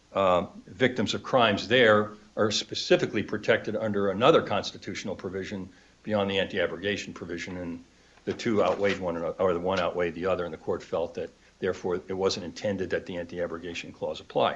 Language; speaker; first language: English; native; English